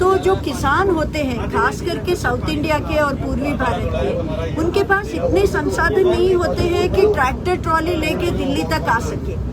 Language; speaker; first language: Hindi; non-native, local second language; Telugu